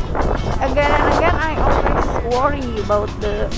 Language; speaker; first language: English; non-native, learner; Indonesian